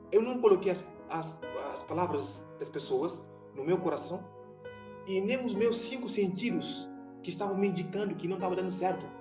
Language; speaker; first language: Portuguese; non-native, fluent; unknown